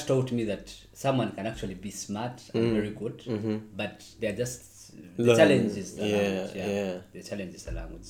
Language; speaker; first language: English; non-native, local second language; Nyankole